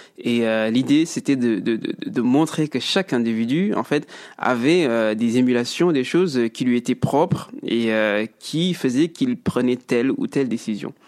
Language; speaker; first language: French; early bilingual, other home language; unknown